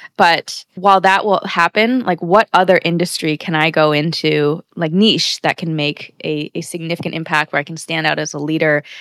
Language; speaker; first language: English; native; English